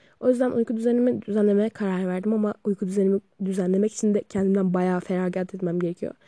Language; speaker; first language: Turkish; native; Turkish